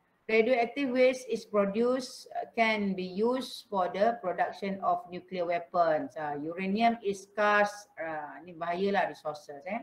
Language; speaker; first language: English; non-native, local second language; Malay